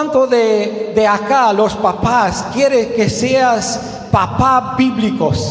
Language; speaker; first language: Spanish; non-native, learner; Romanian